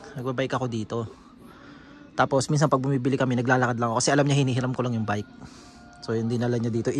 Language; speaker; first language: Filipino; native; Filipino